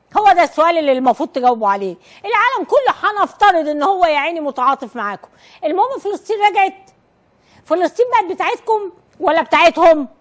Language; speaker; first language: Arabic; native; Arabic